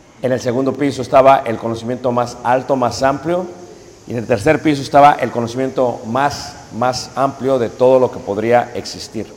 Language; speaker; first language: Spanish; native; Spanish